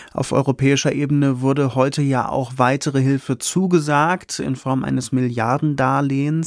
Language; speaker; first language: German; native; German